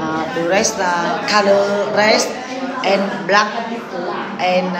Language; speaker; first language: English; non-native, learner; Vietnamese